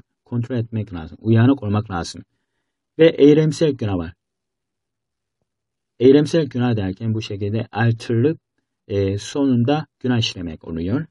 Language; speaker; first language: Turkish; non-native, fluent; Korean